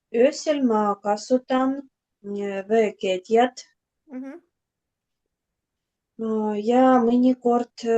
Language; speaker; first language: Estonian; non-native, learner; Russian